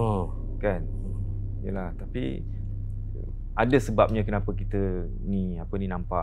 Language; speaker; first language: Malay; native; Malay